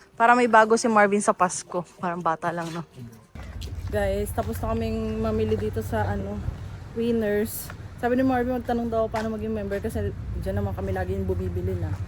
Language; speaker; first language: Filipino; native; Filipino